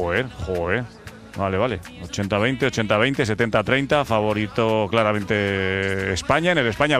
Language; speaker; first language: Spanish; native; Spanish